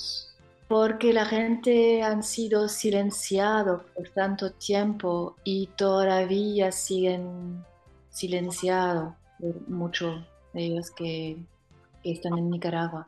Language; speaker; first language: Spanish; non-native, fluent; French